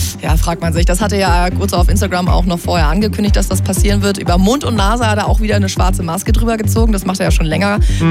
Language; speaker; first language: German; native; German